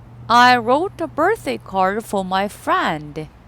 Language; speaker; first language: English; non-native, fluent; Korean